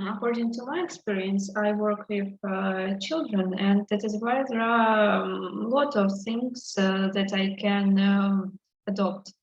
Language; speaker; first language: English; non-native, learner; Russian